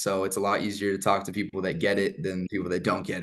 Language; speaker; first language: English; native; English